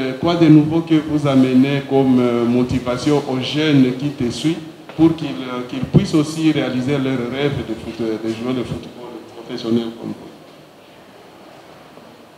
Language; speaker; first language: French; non-native, fluent; Swahili